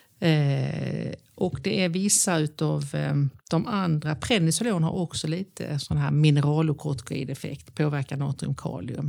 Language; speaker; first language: Swedish; native; Swedish